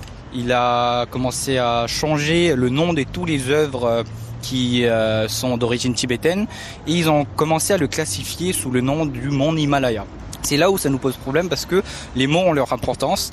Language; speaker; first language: French; early bilingual, other home language; Tibetan